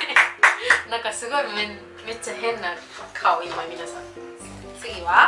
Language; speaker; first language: Japanese; non-native, fluent; Indonesian